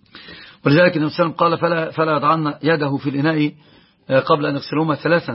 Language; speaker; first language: Arabic; native; Arabic